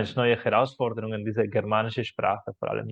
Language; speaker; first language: German; non-native, fluent; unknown